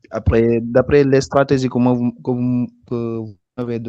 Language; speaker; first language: French; non-native, learner; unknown